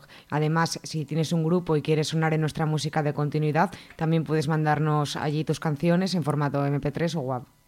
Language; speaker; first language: Spanish; native; Spanish